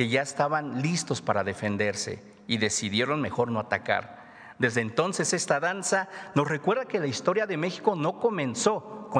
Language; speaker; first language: Spanish; non-native, local second language; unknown